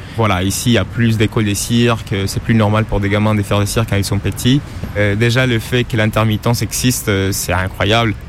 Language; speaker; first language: French; non-native, fluent; Spanish